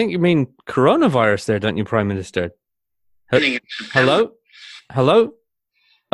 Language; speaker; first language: English; native; English